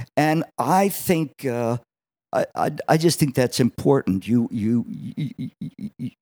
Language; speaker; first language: English; native; English